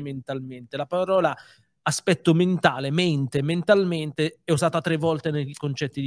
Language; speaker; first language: Italian; native; Italian